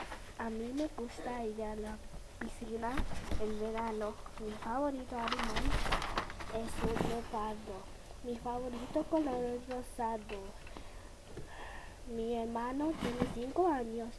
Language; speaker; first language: Spanish; early bilingual, heritage; Spanish